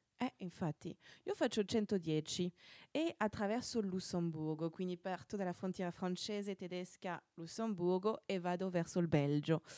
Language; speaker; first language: Italian; non-native, fluent; French